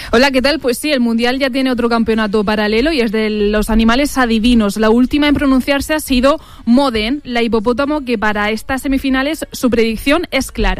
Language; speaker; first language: Spanish; native; Spanish